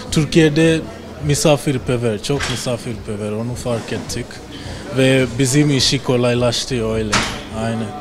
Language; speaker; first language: Turkish; non-native, fluent; Swahili